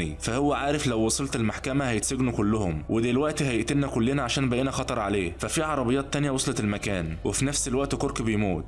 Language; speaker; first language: Arabic; native; Arabic